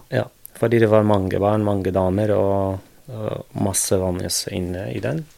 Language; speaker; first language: Norwegian; non-native, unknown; Arabic